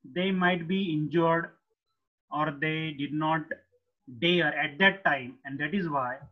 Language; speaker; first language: English; non-native, local second language; Marathi